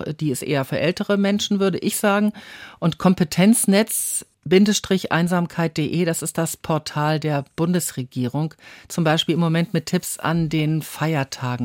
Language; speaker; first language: German; native; German